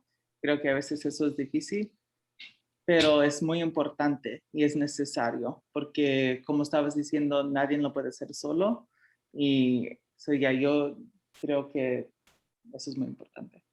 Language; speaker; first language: Spanish; early bilingual, heritage; Spanish